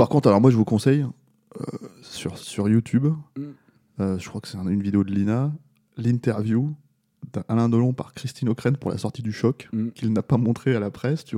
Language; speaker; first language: French; native; French